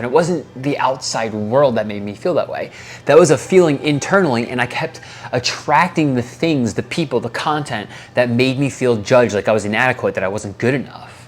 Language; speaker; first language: English; native; English